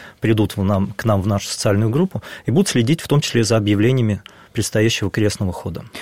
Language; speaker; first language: Russian; native; Russian